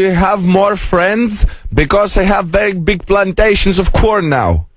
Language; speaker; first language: English; non-native, fluent; Lithuanian